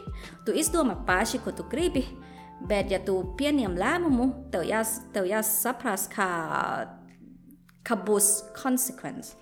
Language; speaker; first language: Latvian; non-native, fluent; Thai